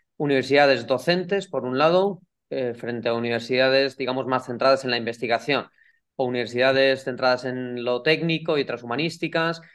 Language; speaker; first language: Spanish; native; Spanish